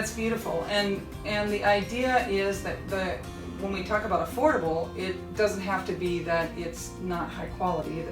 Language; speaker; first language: English; native; English